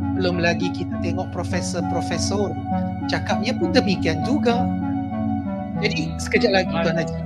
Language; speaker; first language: Malay; non-native, local second language; Chinese